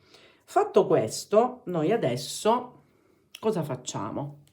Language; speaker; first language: Italian; native; Italian